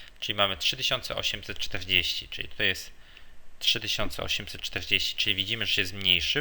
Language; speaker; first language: Polish; native; Polish